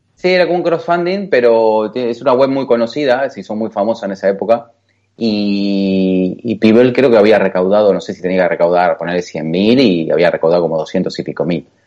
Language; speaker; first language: Spanish; native; Spanish